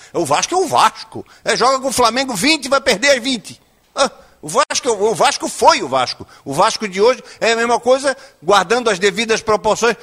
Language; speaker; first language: Portuguese; native; Portuguese